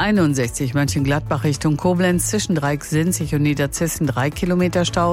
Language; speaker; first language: German; native; German